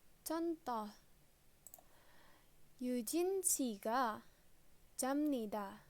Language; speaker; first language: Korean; non-native, fluent; Indonesian